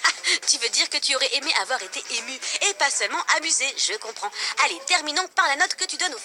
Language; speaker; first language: French; native; French